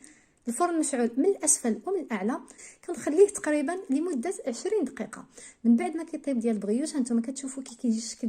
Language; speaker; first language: Arabic; native; Arabic